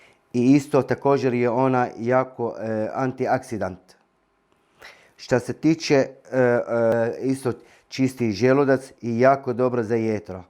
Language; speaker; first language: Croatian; non-native, fluent; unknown